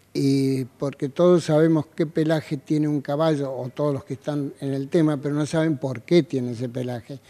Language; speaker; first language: Spanish; native; Spanish